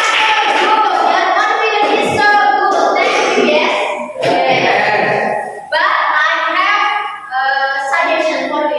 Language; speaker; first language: English; non-native, learner; Indonesian